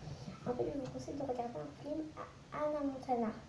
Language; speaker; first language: French; native; French